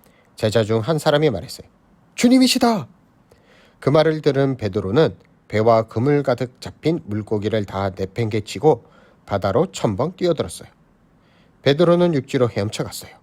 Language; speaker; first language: Korean; native; Korean